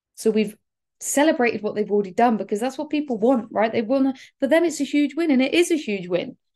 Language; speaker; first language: English; native; English